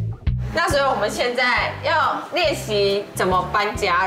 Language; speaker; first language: Chinese; native; Chinese